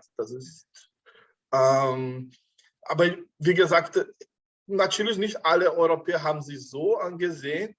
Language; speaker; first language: German; non-native, fluent; Portuguese